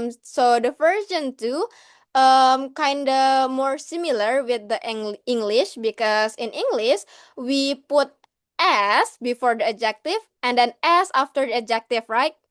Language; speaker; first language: English; non-native, learner; Indonesian